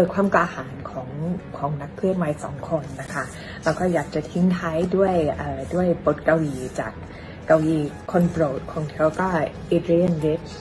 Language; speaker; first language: Thai; non-native, fluent; English